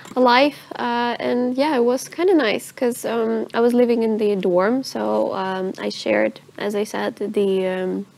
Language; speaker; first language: English; non-native, fluent; Russian